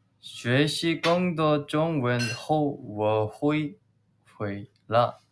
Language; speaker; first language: Chinese; non-native, learner; Korean